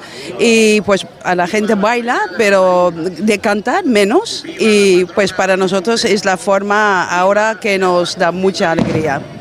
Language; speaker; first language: Spanish; non-native, fluent; Dutch